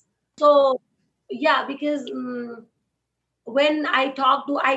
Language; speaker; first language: English; non-native, local second language; Hindi